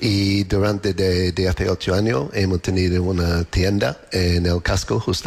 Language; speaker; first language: Spanish; non-native, learner; English